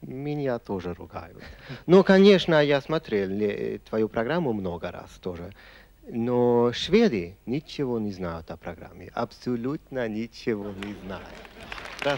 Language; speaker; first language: Russian; non-native, fluent; Swedish